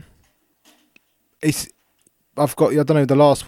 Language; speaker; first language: English; native; English